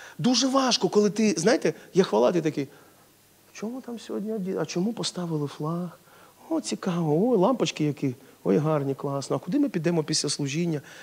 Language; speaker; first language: Ukrainian; non-native, local second language; Russian